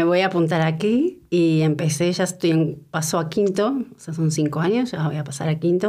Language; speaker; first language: Spanish; native; Spanish